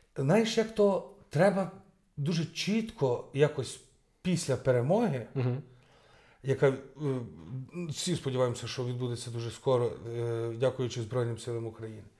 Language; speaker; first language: Ukrainian; native; Ukrainian